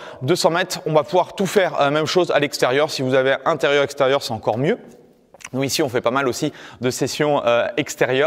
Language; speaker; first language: French; native; French